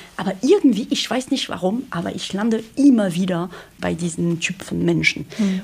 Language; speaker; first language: German; non-native, fluent; French